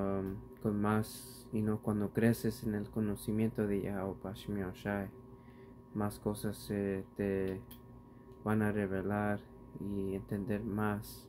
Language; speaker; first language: Spanish; early bilingual, heritage; Spanish